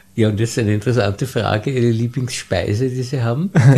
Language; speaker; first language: German; native; German